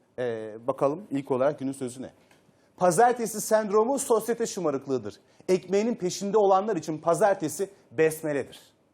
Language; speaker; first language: Turkish; native; Turkish